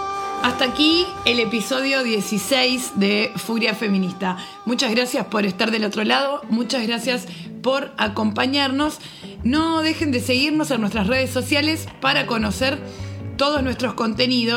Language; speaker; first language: Spanish; native; Spanish